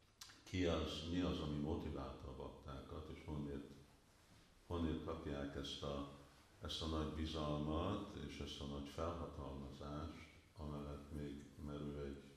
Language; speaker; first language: Hungarian; early bilingual, heritage; Hungarian